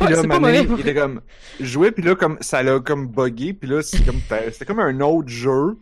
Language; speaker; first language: French; native; French